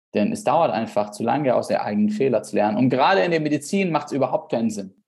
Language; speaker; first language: German; non-native, fluent; Arabic